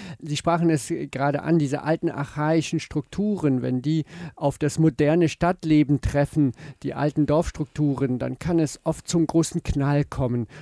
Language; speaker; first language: German; native; German